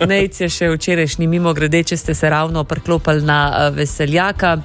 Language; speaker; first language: Slovenian; native; Slovenian